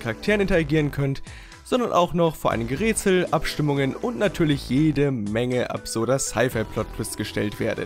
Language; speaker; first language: German; native; German